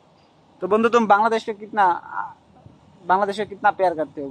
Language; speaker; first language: Hindi; non-native, learner; Bangla